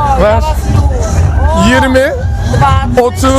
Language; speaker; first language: Ukrainian; non-native, learner; Turkish